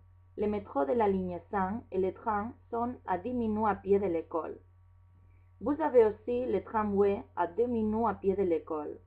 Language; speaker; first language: French; non-native, learner; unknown